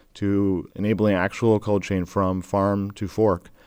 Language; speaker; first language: English; native; English